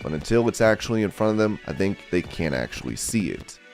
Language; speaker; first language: English; native; English